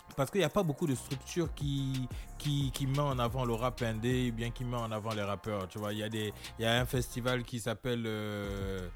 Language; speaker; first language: French; native; French